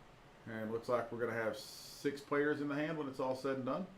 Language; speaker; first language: English; native; English